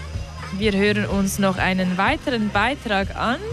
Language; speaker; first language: German; native; German